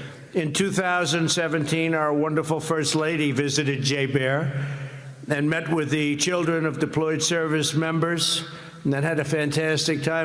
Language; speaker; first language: English; native; English